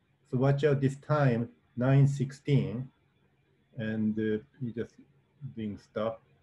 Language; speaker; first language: English; non-native, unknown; Japanese